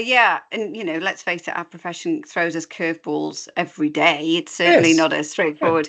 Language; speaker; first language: English; native; English